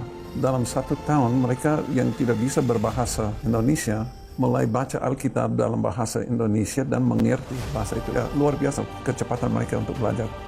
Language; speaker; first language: Indonesian; non-native, fluent; English